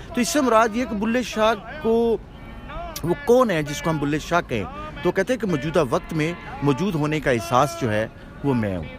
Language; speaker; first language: Urdu; non-native, local second language; Punjabi